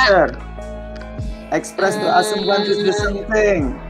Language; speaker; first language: English; non-native, fluent; Indonesian